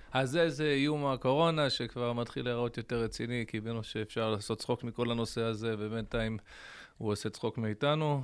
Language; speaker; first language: Hebrew; early bilingual, other home language; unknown